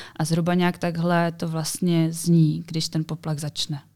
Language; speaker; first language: Czech; native; Czech